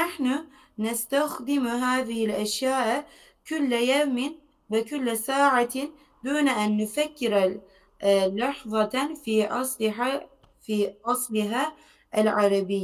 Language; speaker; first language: Arabic; non-native, learner; Turkish